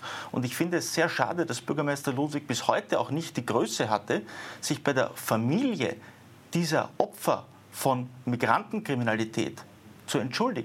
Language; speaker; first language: German; native; German